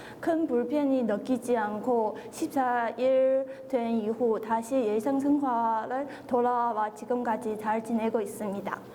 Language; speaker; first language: Korean; non-native, fluent; Chinese